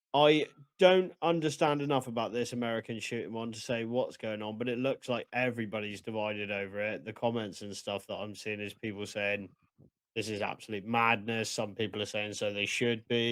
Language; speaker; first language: English; native; English